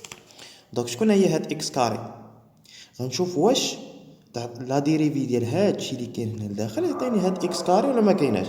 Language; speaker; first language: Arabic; native; Arabic